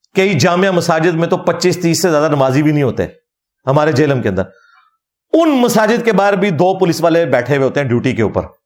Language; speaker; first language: Urdu; non-native, local second language; Punjabi